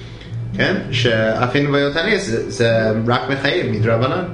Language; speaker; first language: Hebrew; non-native, fluent; English